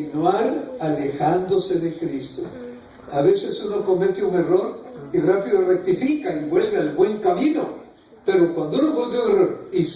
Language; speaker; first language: Spanish; native; Spanish